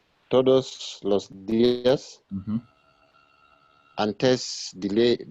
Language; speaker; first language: Spanish; non-native, learner; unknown